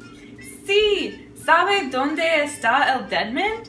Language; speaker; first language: Spanish; non-native, learner; English